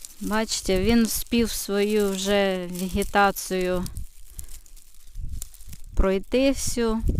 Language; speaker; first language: Ukrainian; native; Ukrainian